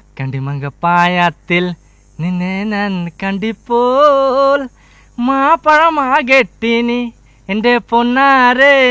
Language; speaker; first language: Malayalam; non-native, local second language; Bangla